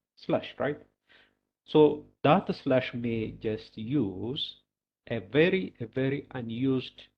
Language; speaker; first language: English; non-native, local second language; Amharic